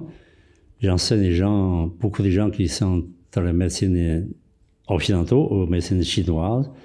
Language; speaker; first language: French; non-native, fluent; Chinese